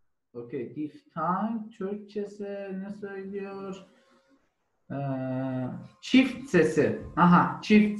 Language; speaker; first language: Turkish; non-native, learner; German